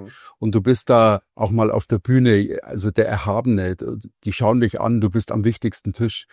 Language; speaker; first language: German; native; German